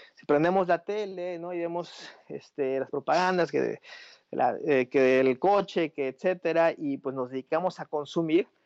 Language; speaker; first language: Spanish; native; Spanish